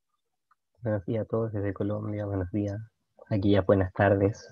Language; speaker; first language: Spanish; native; Spanish